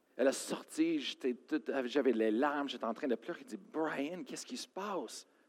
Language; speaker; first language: French; non-native, fluent; English